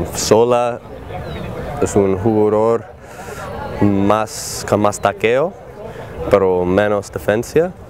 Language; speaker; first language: Spanish; non-native, learner; English